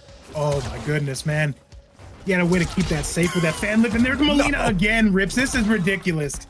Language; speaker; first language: English; native; English